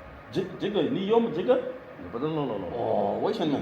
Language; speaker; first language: Chinese; non-native, learner; French